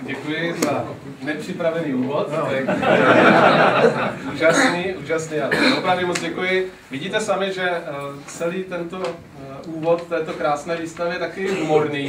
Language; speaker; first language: Czech; native; Czech